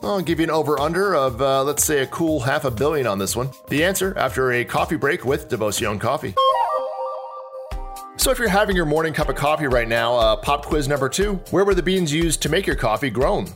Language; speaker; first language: English; native; English